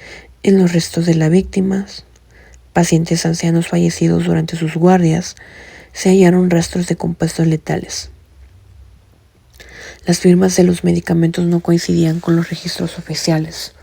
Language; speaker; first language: Spanish; native; Spanish